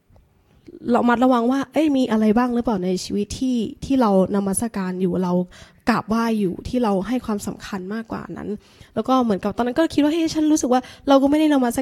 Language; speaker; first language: Thai; native; Thai